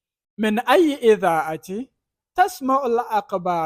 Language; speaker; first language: Arabic; non-native, fluent; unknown